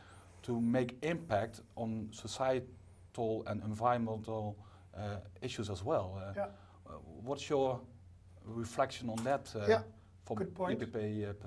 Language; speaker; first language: English; non-native, fluent; Dutch